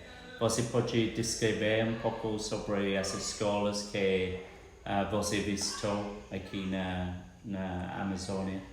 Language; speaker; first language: Portuguese; non-native, learner; English